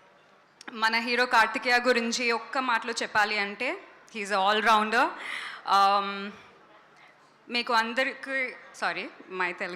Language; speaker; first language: Telugu; non-native, learner; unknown